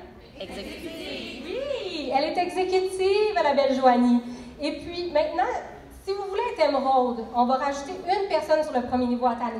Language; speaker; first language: French; native; French